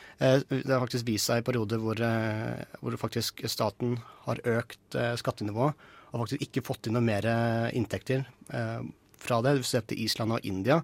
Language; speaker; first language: Norwegian; native; Norwegian